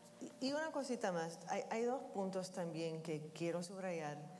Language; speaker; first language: Spanish; non-native, fluent; English